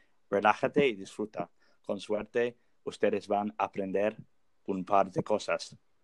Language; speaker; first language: Spanish; non-native, learner; English